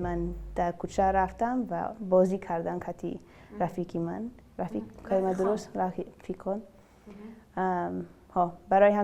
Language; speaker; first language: Persian; early bilingual, other home language; English